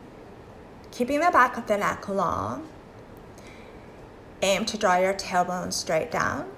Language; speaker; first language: English; native; English